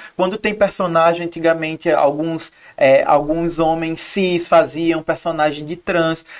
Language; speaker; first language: Portuguese; native; Portuguese